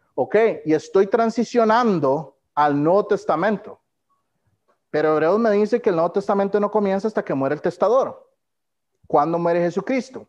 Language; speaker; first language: Spanish; native; Spanish